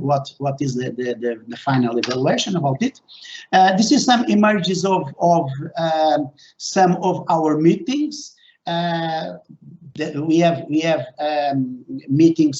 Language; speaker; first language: English; non-native, fluent; Portuguese